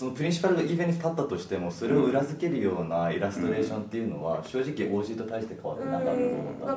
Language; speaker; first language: Japanese; native; Japanese